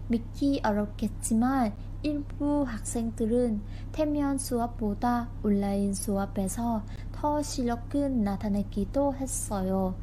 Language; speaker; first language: Korean; non-native, learner; Vietnamese